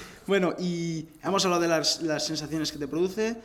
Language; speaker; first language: Spanish; native; Spanish